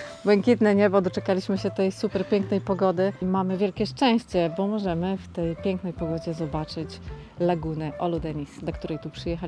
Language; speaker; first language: Polish; native; Polish